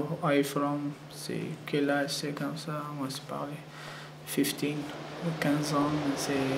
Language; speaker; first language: French; non-native, learner; Persian